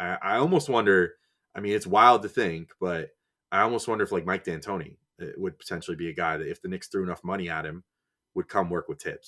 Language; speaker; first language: English; native; English